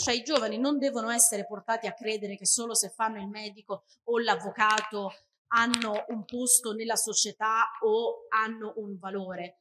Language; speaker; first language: Italian; early bilingual, heritage; Italian